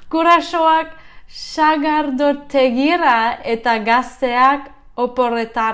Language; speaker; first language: Basque; non-native, learner; English